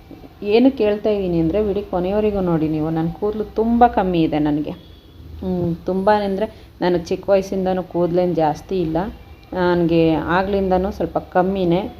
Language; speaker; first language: Kannada; native; Kannada